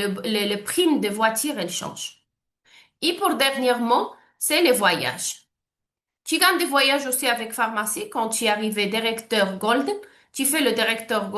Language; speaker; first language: French; non-native, learner; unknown